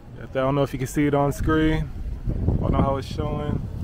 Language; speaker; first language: English; native; English